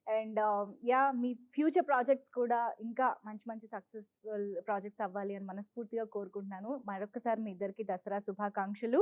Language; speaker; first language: Telugu; native; Telugu